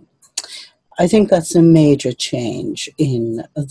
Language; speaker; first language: English; non-native, fluent; Russian